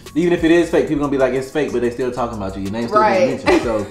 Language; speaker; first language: English; native; English